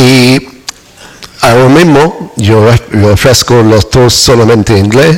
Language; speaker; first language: Spanish; non-native, learner; English